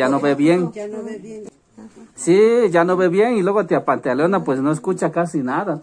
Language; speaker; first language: Spanish; native; Spanish